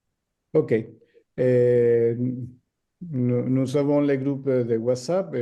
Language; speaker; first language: French; non-native, fluent; Spanish